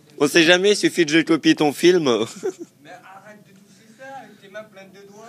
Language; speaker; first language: French; native; French